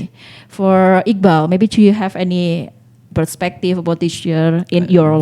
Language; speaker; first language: English; non-native, learner; Indonesian